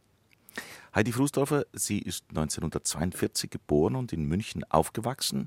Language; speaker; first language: German; native; German